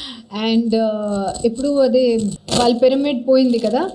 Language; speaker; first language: Telugu; non-native, learner; Hindi